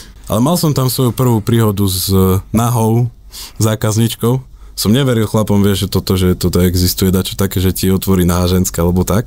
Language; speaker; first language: Slovak; native; Slovak